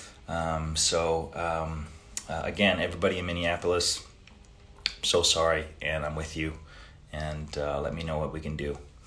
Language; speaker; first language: English; early bilingual, other home language; Italian